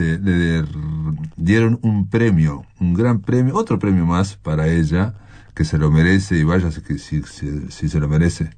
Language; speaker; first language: Spanish; native; Spanish